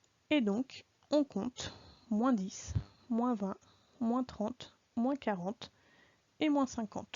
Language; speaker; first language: French; native; French